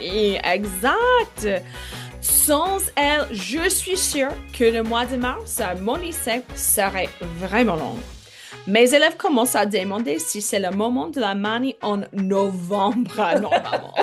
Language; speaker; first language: French; non-native, fluent; English